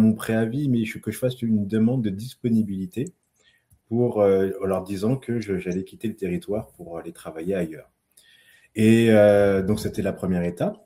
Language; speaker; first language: French; native; French